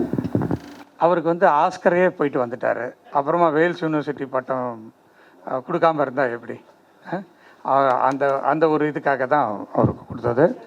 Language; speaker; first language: Tamil; native; Tamil